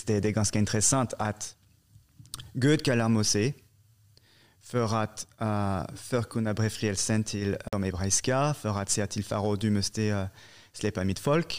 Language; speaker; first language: Swedish; non-native, fluent; French